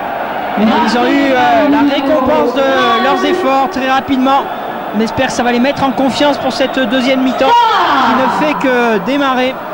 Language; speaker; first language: French; native; French